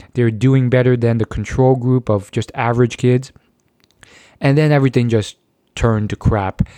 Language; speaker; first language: English; native; English